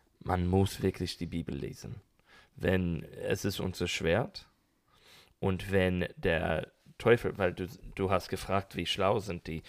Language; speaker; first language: German; non-native, learner; English